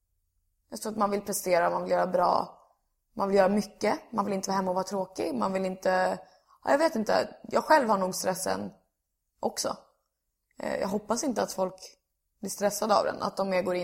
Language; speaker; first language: Swedish; native; Swedish